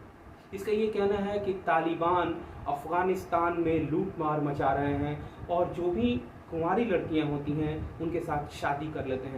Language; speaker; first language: Hindi; native; Hindi